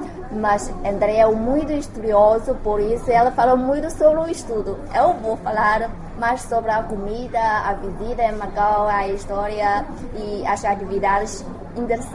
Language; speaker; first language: Portuguese; non-native, learner; Chinese